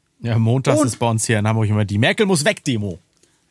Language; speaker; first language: German; native; German